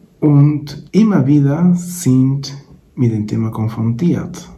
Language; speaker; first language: German; non-native, fluent; Spanish